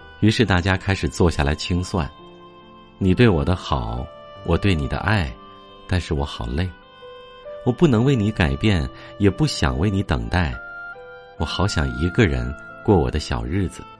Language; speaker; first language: Chinese; native; Chinese